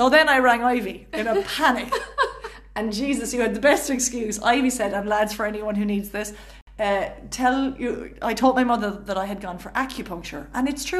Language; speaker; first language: English; native; English